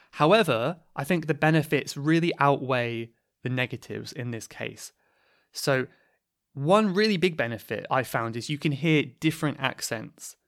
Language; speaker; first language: English; native; English